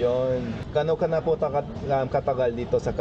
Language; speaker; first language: Filipino; non-native, fluent; English